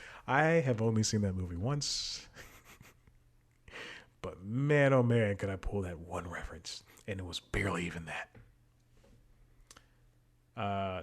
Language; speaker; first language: English; native; English